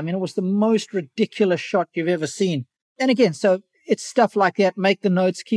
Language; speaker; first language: English; native; English